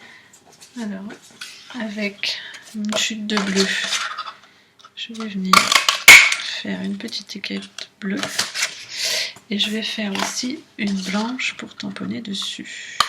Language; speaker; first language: French; native; French